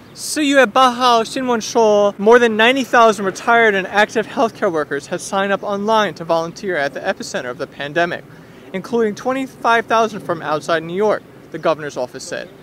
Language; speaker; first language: English; native; English